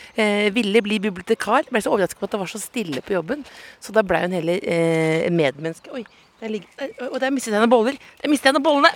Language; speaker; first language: Norwegian; native; Norwegian